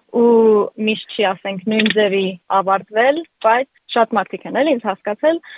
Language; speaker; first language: Armenian; early bilingual, heritage; Armenian